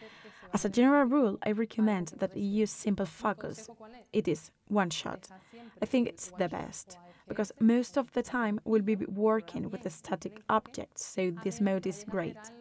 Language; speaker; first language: English; non-native, fluent; Spanish